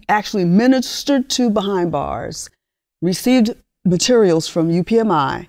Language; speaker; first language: English; early bilingual, other home language; Spanish